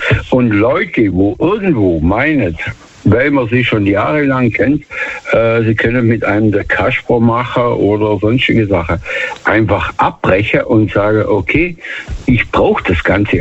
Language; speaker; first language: German; native; German